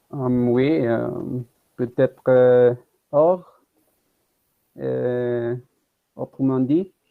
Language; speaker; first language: French; non-native, learner; Spanish